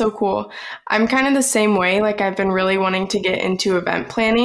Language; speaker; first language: English; native; English